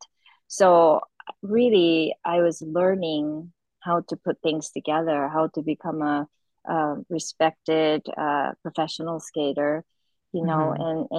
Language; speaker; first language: English; non-native, fluent; Japanese